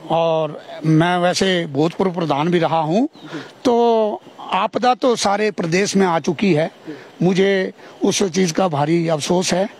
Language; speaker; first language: Hindi; native; Hindi